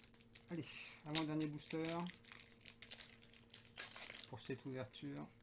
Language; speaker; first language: French; native; French